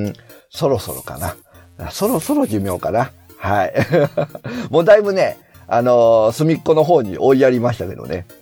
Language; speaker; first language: Japanese; native; Japanese